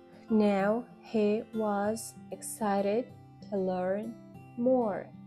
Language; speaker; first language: English; non-native, fluent; Ukrainian